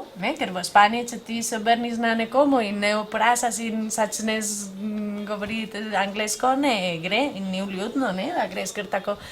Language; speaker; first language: Slovenian; non-native, fluent; Spanish